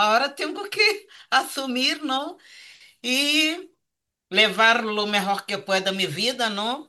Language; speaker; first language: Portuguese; non-native, learner; Spanish